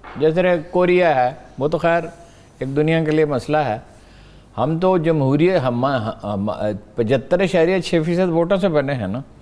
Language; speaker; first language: Urdu; native; Urdu